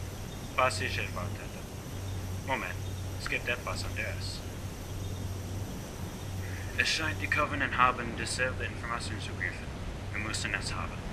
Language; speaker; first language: German; non-native, learner; English